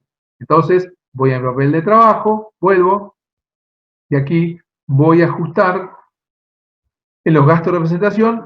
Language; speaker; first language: Spanish; native; Spanish